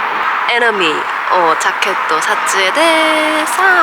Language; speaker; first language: Japanese; non-native, learner; Korean